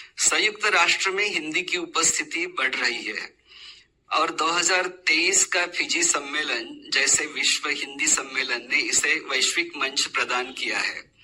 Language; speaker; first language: Hindi; non-native, local second language; Marathi